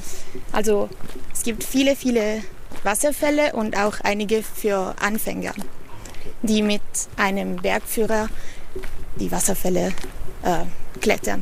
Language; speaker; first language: German; non-native, fluent; Italian